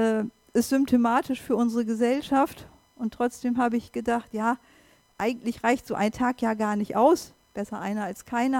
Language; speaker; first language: German; native; German